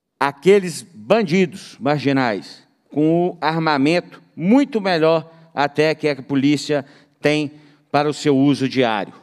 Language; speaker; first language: Portuguese; native; Portuguese